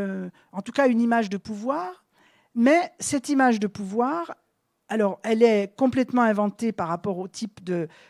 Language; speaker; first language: French; native; French